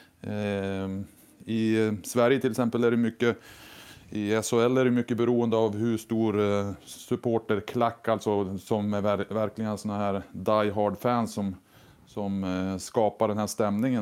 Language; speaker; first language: Swedish; native; Swedish